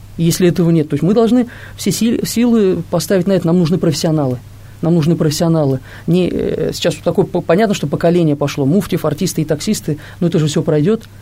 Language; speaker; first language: Russian; non-native, local second language; Tatar